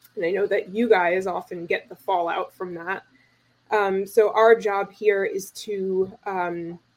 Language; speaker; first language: English; native; English